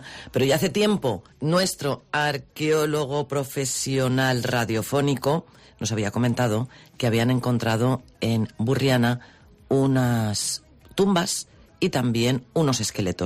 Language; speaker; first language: Spanish; native; Spanish